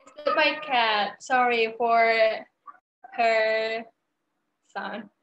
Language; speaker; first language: English; non-native, learner; Indonesian